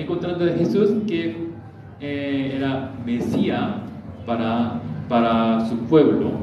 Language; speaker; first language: Spanish; non-native, learner; Korean